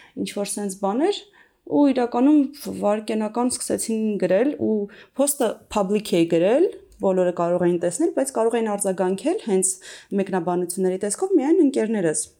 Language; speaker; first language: Armenian; native; Armenian